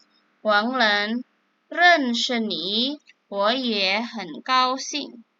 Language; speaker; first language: Chinese; non-native, fluent; Indonesian